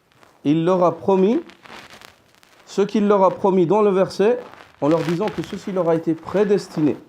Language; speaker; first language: French; native; French